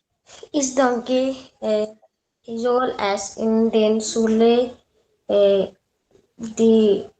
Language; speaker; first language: German; non-native, learner; Hindi